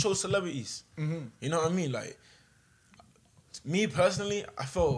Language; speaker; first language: English; native; English